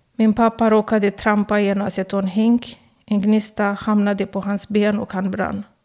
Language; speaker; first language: Swedish; non-native, fluent; Romanian